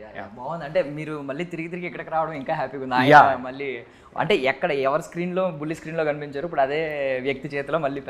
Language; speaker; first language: Telugu; native; Telugu